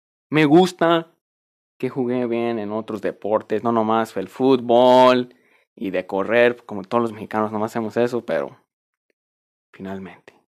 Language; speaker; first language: Spanish; early bilingual, heritage; Spanish